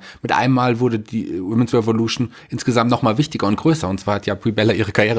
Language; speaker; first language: German; native; German